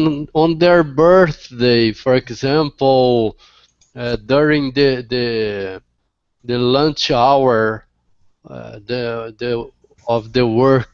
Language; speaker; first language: English; non-native, learner; Portuguese